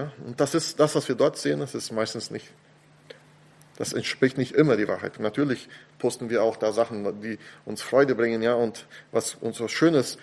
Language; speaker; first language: German; non-native, fluent; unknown